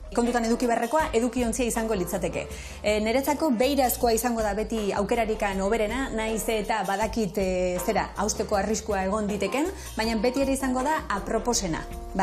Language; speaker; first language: Basque; native; Basque